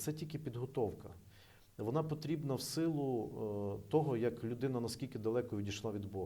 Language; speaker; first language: Ukrainian; native; Ukrainian